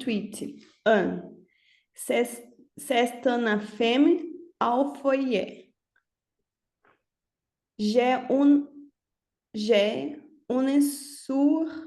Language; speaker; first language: French; non-native, learner; Portuguese